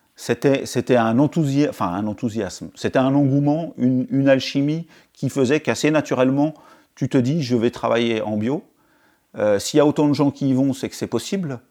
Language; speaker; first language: French; native; French